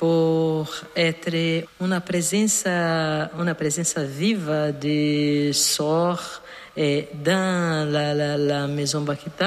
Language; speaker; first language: French; non-native, learner; Portuguese